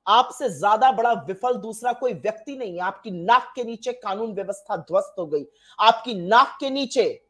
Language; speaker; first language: Hindi; native; Hindi